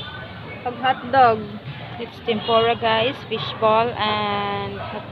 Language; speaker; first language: English; non-native, learner; Cebuano